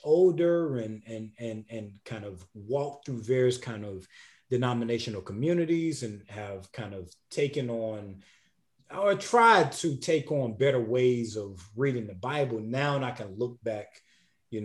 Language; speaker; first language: English; native; English